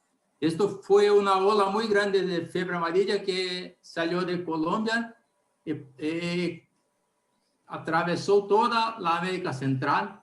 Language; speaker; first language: Spanish; non-native, learner; Portuguese